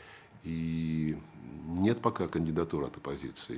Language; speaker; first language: Russian; native; Russian